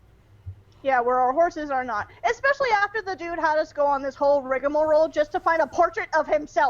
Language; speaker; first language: English; native; English